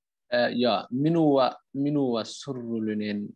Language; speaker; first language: Finnish; non-native, learner; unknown